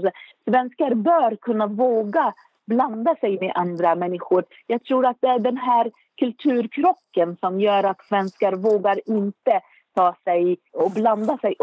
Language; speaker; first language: Swedish; non-native, fluent; Arabic